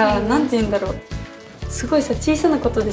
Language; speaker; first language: Japanese; native; Japanese